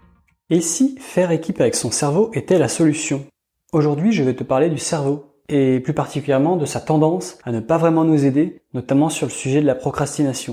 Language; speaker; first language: French; native; French